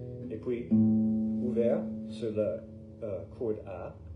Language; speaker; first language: French; non-native, fluent; English